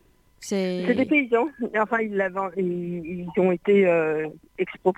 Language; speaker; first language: French; native; French